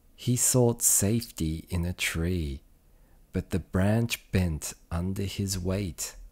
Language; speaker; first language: English; early bilingual, other home language; Japanese